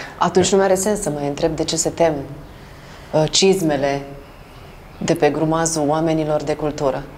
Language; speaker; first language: Romanian; native; Romanian